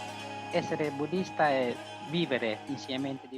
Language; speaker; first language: Italian; non-native, learner; Thai